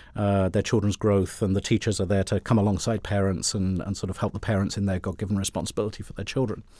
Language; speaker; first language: English; native; English